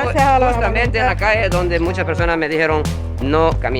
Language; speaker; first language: Spanish; non-native, fluent; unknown